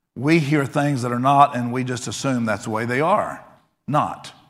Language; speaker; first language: English; native; English